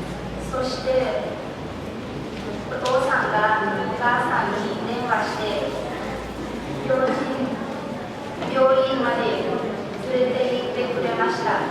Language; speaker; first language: Japanese; non-native, learner; Lao